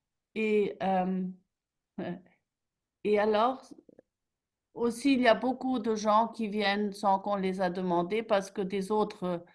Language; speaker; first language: French; non-native, fluent; German